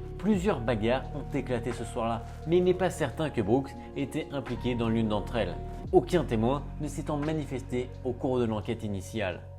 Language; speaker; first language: French; native; French